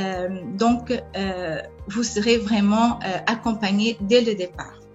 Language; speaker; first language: French; non-native, fluent; Portuguese